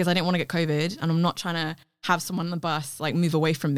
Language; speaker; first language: English; non-native, local second language; Cantonese